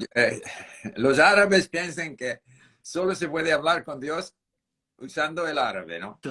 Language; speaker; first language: Spanish; non-native, fluent; English